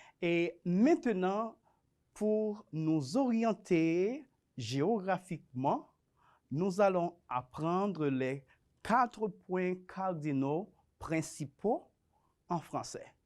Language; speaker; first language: French; non-native, fluent; Spanish